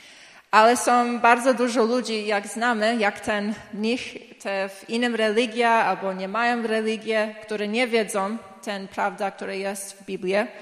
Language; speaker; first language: Polish; early bilingual, heritage; English